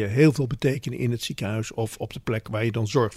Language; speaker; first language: Dutch; native; Dutch